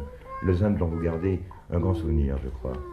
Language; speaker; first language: French; native; French